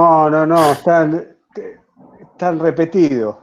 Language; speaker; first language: Spanish; native; Spanish